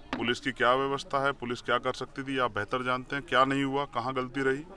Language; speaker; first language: Hindi; native; Hindi